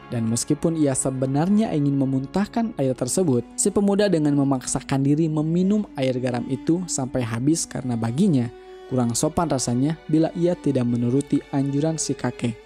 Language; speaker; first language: Indonesian; native; Indonesian